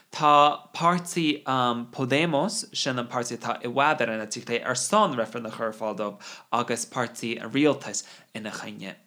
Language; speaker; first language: Irish; non-native, local second language; English